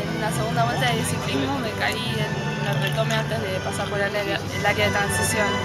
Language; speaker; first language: Spanish; native; Spanish